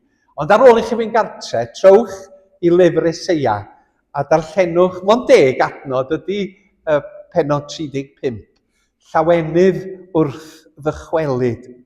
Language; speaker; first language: Welsh; native; Welsh